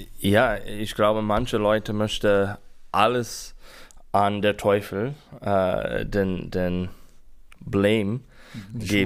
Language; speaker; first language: German; non-native, learner; English